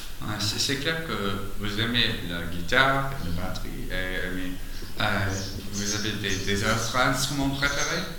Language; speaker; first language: French; non-native, learner; English